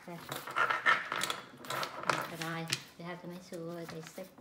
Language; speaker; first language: English; non-native, learner; Vietnamese